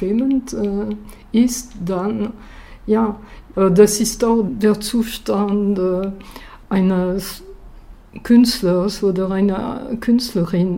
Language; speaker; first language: German; non-native, fluent; French